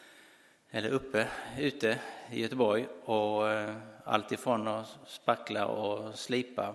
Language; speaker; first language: Swedish; native; Swedish